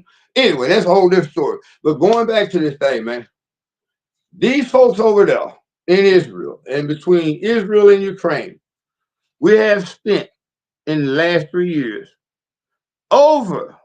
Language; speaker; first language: English; native; English